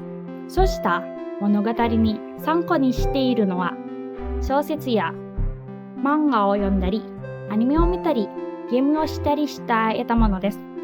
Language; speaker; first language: Japanese; non-native, learner; Indonesian